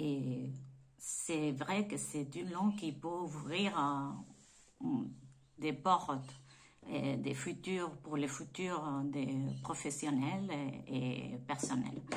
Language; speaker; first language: French; non-native, fluent; Spanish